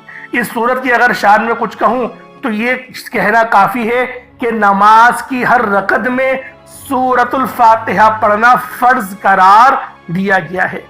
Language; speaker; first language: Urdu; native; Urdu